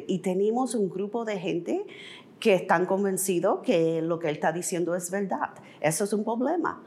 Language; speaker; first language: Spanish; early bilingual, heritage; English